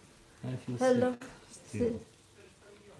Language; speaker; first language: English; non-native, learner; Polish